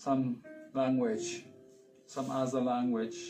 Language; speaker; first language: English; non-native, learner; Thai